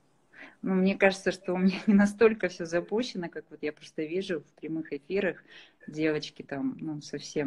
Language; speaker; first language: Russian; native; Russian